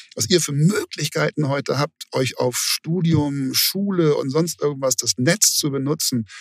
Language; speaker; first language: German; native; German